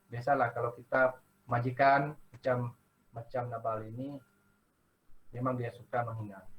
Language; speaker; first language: Malay; non-native, local second language; Iban